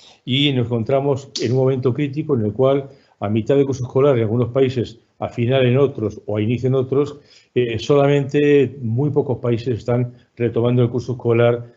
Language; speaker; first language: Spanish; native; Spanish